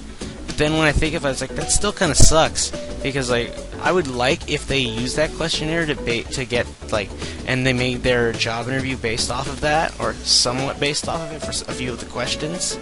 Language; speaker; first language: English; native; English